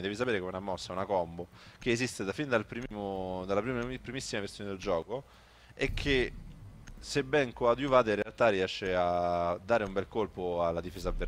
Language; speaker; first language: Italian; native; Italian